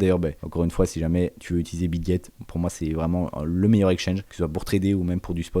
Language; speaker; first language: French; native; French